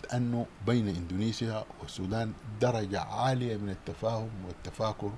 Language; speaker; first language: Arabic; native; Arabic